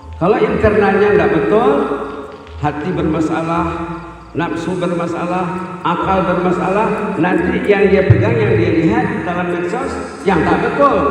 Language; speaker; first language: Indonesian; non-native, local second language; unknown